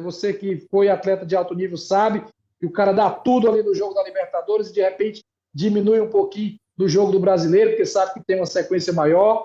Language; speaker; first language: Portuguese; native; Portuguese